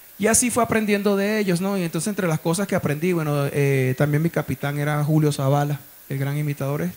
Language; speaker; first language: Spanish; native; Spanish